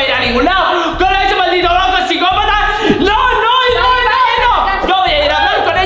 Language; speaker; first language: Spanish; native; Spanish